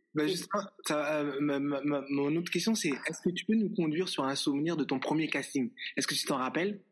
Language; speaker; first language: French; native; French